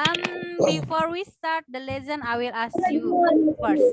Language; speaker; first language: English; non-native, learner; Indonesian